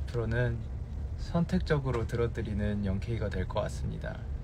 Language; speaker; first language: Korean; early bilingual, heritage; Korean